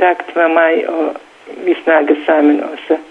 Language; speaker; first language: Danish; non-native, learner; Central Kurdish